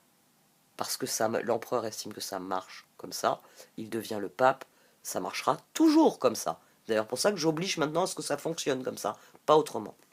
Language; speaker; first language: French; native; French